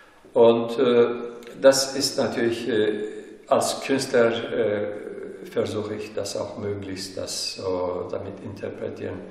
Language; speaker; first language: German; non-native, fluent; Turkish